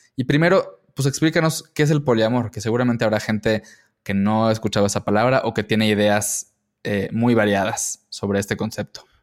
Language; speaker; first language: Spanish; native; Spanish